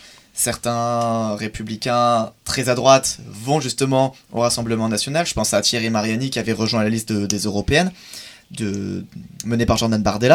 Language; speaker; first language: French; native; French